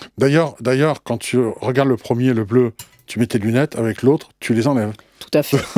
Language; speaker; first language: French; native; French